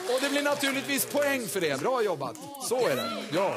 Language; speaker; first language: Swedish; native; Swedish